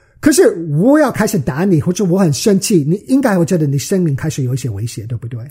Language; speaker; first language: Chinese; early bilingual, heritage; Chinese